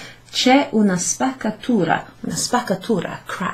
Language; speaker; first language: Italian; non-native, fluent; English